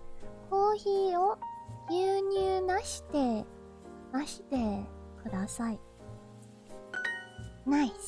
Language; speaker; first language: Japanese; non-native, learner; English